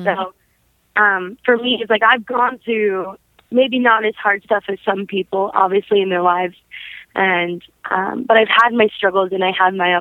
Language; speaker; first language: English; native; English